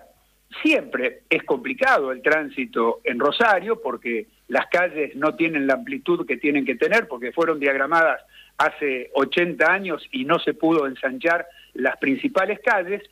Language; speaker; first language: Spanish; native; Spanish